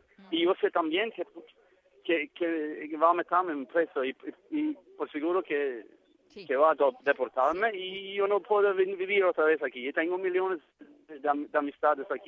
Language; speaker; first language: Spanish; non-native, learner; Norwegian